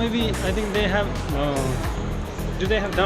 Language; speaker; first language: English; non-native, learner; Finnish